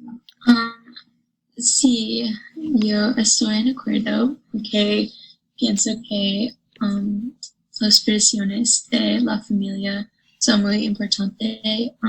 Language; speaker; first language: Spanish; non-native, learner; English